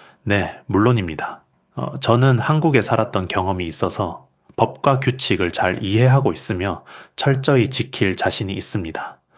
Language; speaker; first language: Korean; non-native, fluent; Urdu